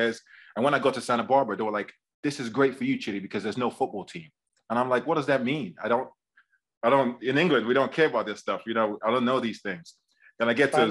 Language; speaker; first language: English; native; English